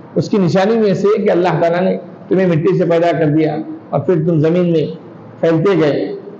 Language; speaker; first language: Urdu; native; Urdu